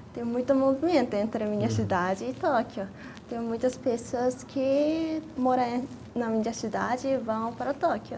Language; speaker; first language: Portuguese; non-native, fluent; Japanese